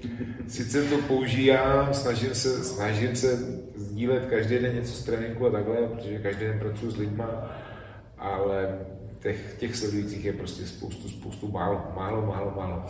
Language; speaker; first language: Czech; native; Czech